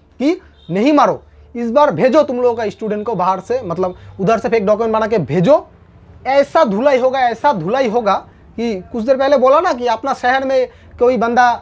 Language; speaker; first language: Hindi; non-native, local second language; Bangla